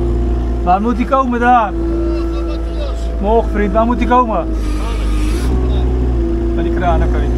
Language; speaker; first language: Dutch; native; Dutch